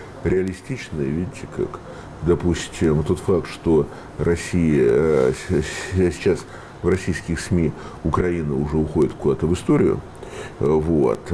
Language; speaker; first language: Russian; native; Russian